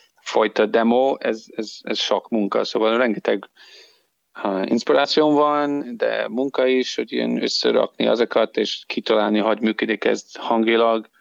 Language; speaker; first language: Hungarian; non-native, learner; English